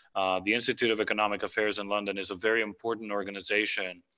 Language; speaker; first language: English; non-native, fluent; Greek